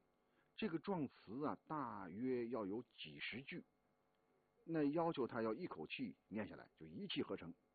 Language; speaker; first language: Chinese; native; Chinese